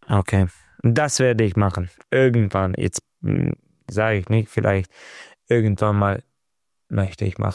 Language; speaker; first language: German; non-native, learner; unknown